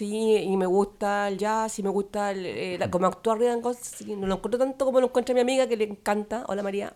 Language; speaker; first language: Spanish; native; Spanish